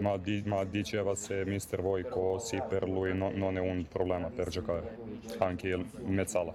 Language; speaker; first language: Italian; non-native, learner; Serbian